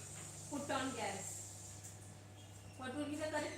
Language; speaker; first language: English; non-native, local second language; Hindi